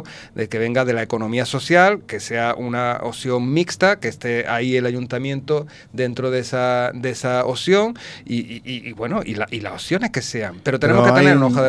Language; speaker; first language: Spanish; native; Spanish